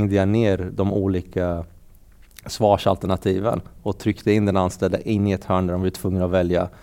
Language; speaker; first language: Swedish; early bilingual, other home language; Persian